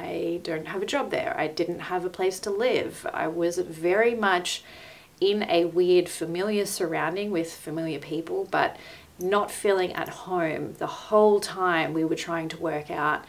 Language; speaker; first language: English; native; English